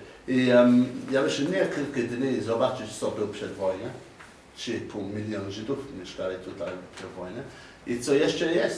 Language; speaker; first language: Polish; non-native, learner; English